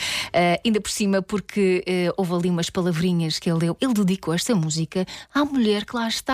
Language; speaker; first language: Portuguese; native; Portuguese